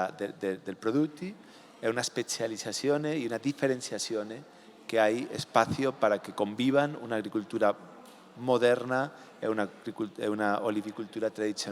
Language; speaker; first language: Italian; non-native, learner; Spanish